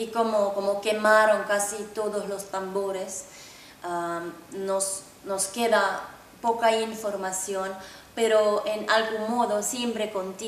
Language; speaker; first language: Spanish; non-native, fluent; Finnish